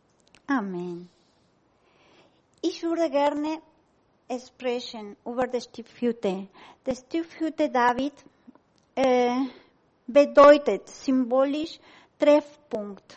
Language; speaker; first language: German; non-native, learner; Spanish